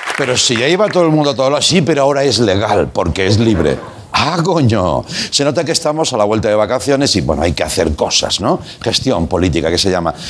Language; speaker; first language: Spanish; non-native, local second language; Catalan